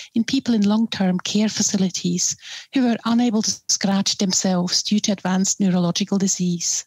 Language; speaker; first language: English; non-native, fluent; German